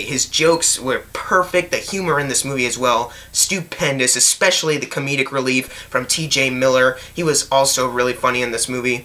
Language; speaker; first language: English; native; English